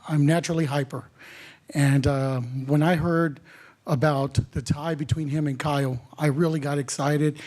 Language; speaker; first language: English; native; English